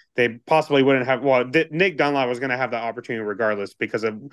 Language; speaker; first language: English; native; English